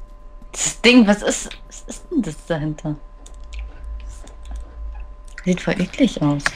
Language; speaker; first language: German; native; German